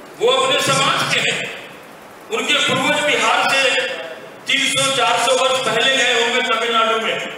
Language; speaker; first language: Hindi; native; Hindi